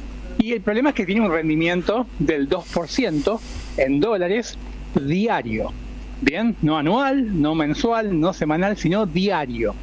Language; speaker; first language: Spanish; native; Spanish